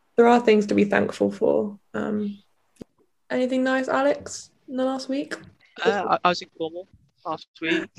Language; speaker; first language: English; native; English